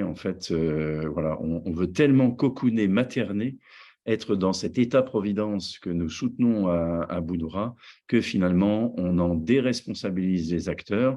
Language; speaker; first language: French; native; French